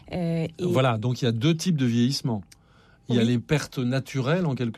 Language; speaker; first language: French; native; French